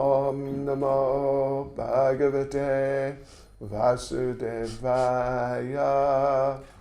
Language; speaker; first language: Russian; non-native, learner; English